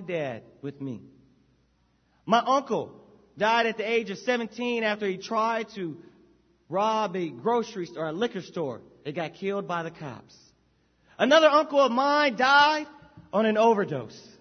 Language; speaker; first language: English; native; English